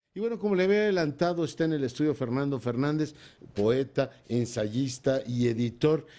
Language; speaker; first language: Spanish; native; Spanish